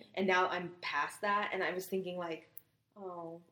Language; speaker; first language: English; native; English